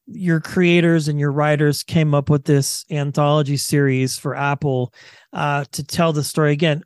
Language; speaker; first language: English; native; English